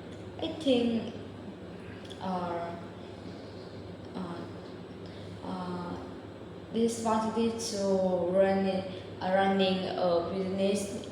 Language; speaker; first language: English; non-native, learner; Vietnamese